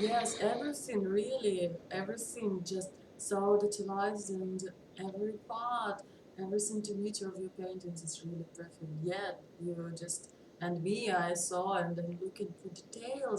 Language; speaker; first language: English; non-native, learner; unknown